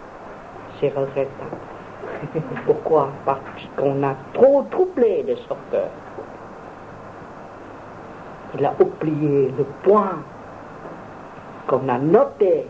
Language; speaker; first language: French; non-native, fluent; Vietnamese